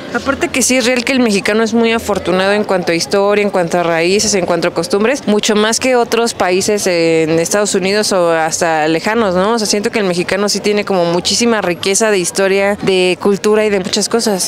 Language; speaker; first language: Spanish; native; Spanish